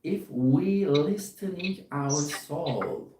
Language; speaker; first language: English; non-native, learner; Turkish